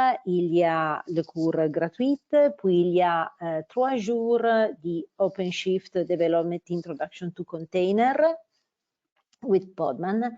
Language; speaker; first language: French; non-native, fluent; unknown